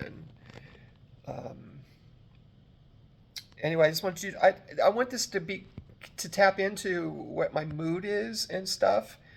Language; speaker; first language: English; native; English